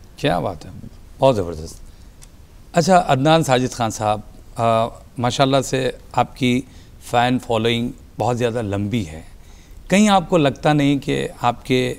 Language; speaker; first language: Hindi; native; Hindi